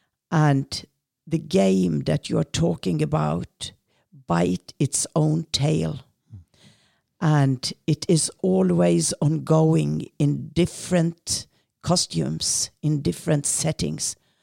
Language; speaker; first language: English; non-native, fluent; Norwegian